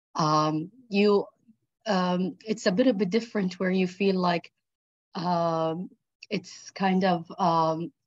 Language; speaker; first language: English; early bilingual, other home language; Arabic